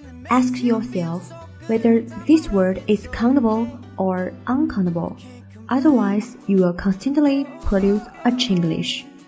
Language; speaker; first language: English; non-native, fluent; Chinese